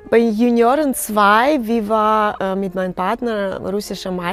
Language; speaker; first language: German; non-native, fluent; Russian